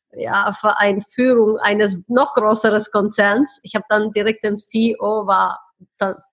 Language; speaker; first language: German; non-native, fluent; Czech